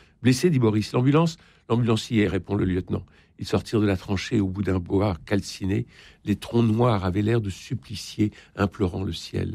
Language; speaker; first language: French; native; French